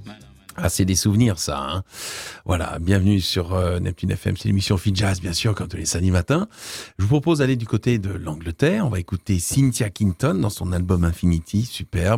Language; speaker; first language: French; native; French